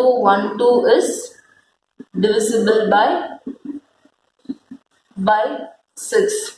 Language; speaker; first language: English; non-native, local second language; Tamil